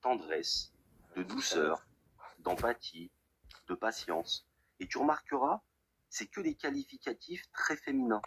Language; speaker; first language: French; native; French